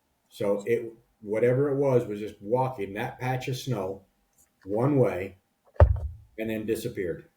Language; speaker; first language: English; native; English